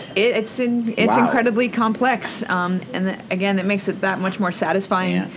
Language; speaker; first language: English; native; English